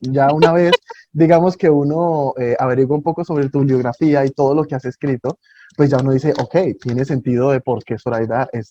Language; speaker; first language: Spanish; native; Spanish